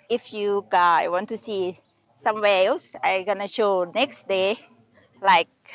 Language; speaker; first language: English; non-native, learner; Thai